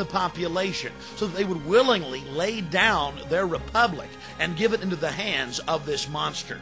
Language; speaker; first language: English; native; English